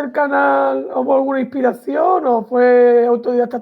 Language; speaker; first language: Spanish; native; Spanish